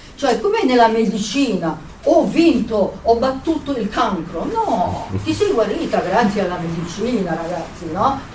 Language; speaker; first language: Italian; native; Italian